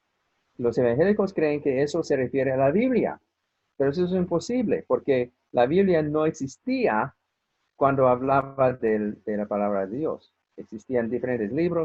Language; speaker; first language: Spanish; non-native, fluent; English